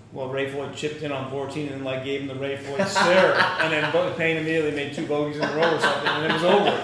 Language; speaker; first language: English; native; English